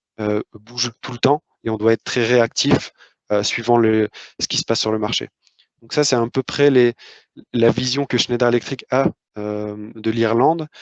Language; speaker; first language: French; native; French